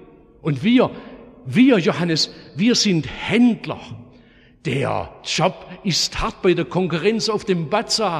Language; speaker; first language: German; native; German